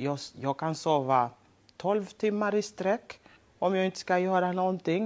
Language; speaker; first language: Swedish; non-native, local second language; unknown